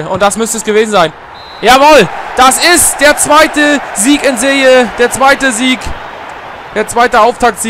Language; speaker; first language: German; native; German